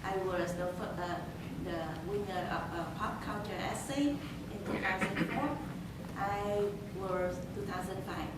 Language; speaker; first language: English; non-native, learner; Vietnamese